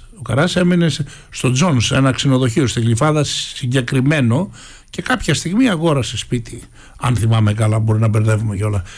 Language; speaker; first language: Greek; native; Greek